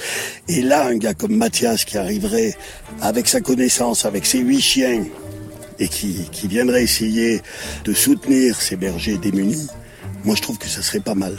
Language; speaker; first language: French; native; French